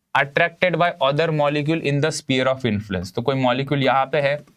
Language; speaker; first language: Hindi; non-native, local second language; Marathi